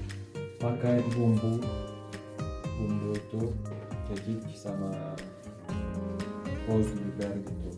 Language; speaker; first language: Indonesian; non-native, learner; Turkish